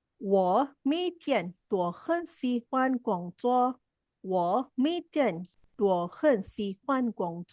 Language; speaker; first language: Chinese; non-native, fluent; Malay